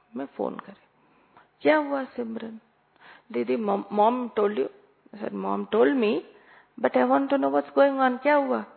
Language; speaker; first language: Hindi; native; Hindi